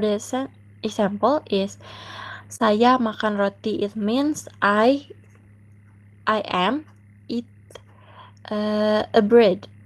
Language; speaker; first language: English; non-native, learner; Indonesian